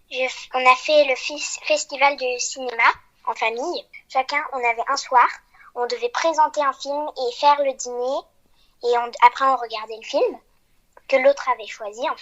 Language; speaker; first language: French; early bilingual, heritage; French